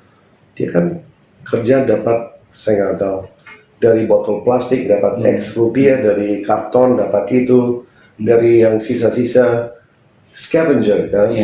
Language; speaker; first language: Indonesian; non-native, fluent; English